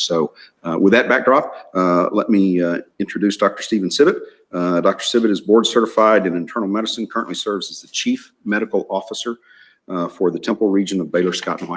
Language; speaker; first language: English; native; English